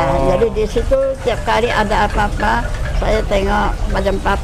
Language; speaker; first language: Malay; non-native, local second language; Min Nan Chinese